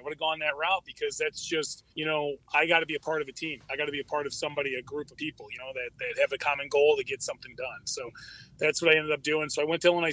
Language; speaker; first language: English; native; English